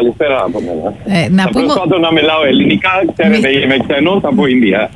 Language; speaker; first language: Greek; non-native, fluent; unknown